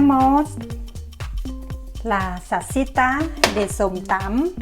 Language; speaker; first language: Spanish; non-native, learner; Thai